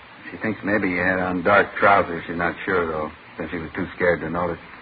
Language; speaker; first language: English; native; English